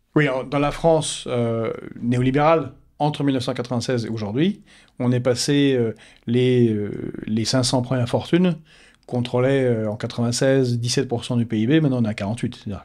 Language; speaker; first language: French; native; French